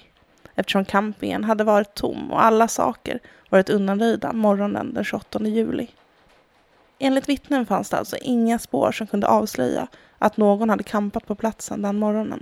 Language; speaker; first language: Swedish; native; Swedish